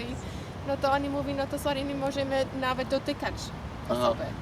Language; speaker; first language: Polish; non-native, learner; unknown